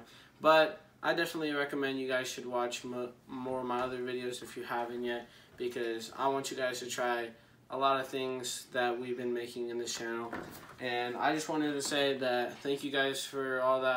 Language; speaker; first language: English; early bilingual, other home language; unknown